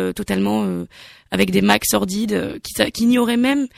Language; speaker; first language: French; native; French